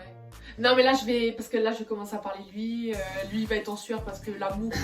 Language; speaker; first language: French; native; French